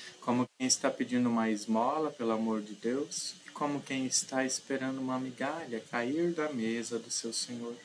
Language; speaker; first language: Portuguese; native; Portuguese